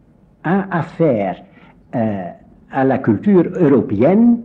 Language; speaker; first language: French; non-native, fluent; Dutch